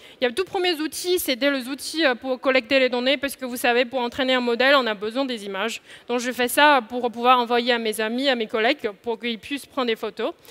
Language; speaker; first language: French; non-native, fluent; Chinese